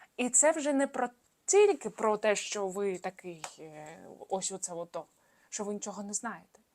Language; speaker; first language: Ukrainian; non-native, local second language; Russian